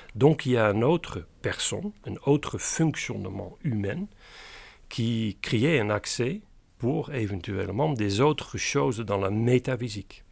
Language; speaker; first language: French; non-native, fluent; Dutch